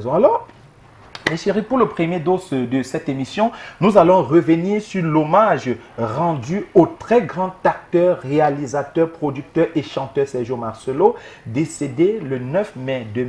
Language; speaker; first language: French; native; French